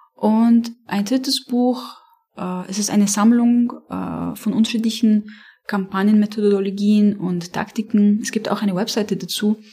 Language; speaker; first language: German; non-native, fluent; Arabic